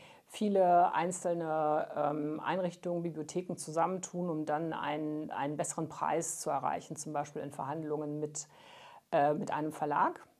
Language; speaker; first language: German; native; German